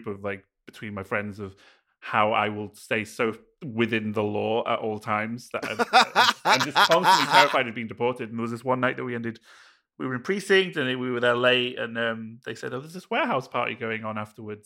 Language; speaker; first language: English; native; English